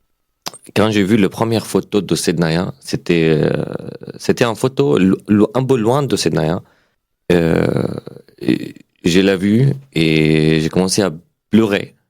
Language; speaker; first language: French; non-native, learner; Arabic